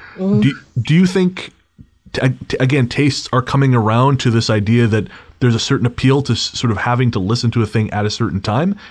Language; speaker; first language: English; native; English